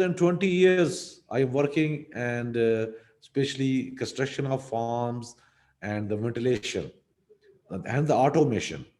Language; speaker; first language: English; non-native, local second language; Urdu